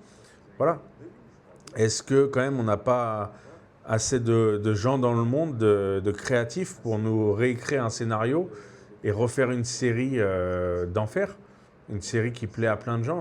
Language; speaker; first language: French; native; French